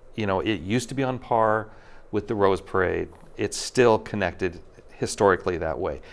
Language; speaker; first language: English; native; English